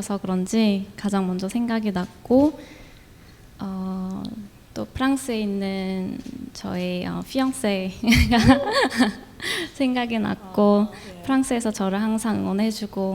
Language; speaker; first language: Korean; native; Korean